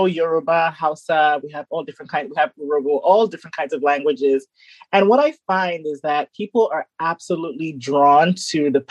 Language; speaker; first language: English; native; English